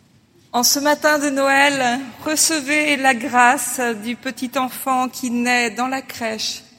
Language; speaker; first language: French; native; French